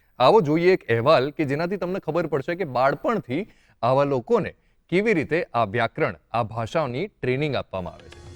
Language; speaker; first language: Gujarati; native; Gujarati